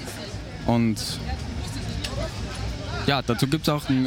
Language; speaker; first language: German; native; German